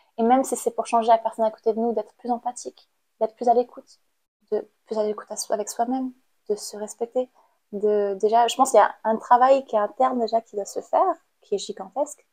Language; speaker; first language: French; non-native, fluent; Khmer